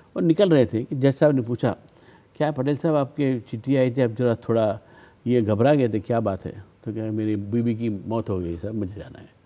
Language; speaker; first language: Hindi; non-native, local second language; Telugu